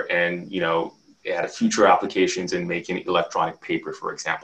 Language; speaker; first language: English; non-native, local second language; Yoruba